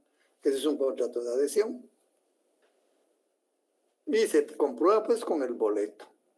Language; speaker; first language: Spanish; native; Spanish